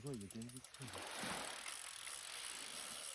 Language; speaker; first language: Japanese; native; Japanese